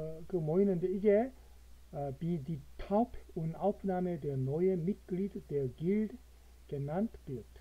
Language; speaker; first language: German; non-native, learner; Korean